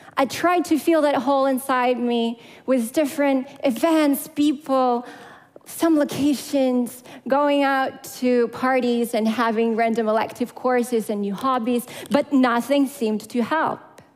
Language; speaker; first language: English; non-native, fluent; Russian